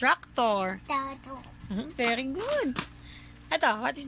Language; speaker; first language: English; non-native, learner; Filipino